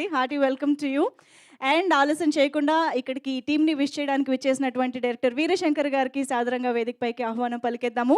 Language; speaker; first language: Telugu; native; Telugu